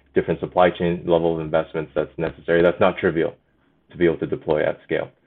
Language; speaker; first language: English; early bilingual, other home language; Chinese